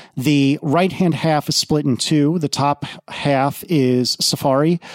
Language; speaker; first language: English; native; English